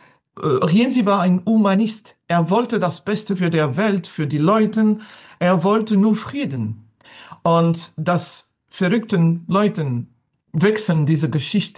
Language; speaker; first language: German; non-native, fluent; French